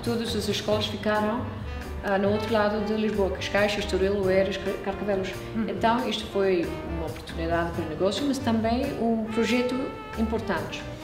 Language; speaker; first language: Portuguese; non-native, fluent; English